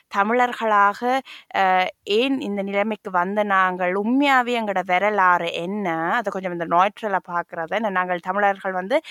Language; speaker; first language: Tamil; early bilingual, heritage; Tamil